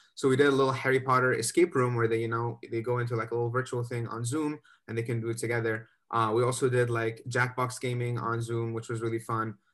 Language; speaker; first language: English; native; English